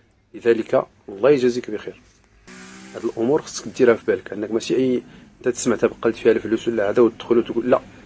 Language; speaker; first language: Arabic; native; Arabic